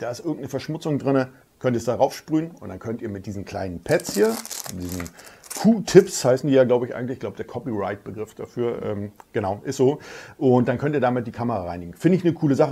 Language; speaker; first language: German; native; German